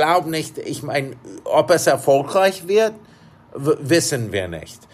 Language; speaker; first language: German; non-native, fluent; English